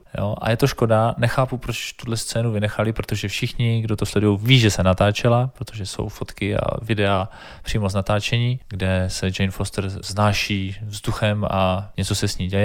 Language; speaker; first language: Czech; native; Czech